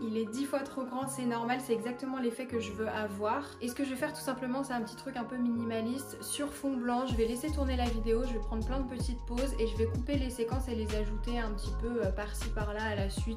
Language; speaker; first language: French; native; French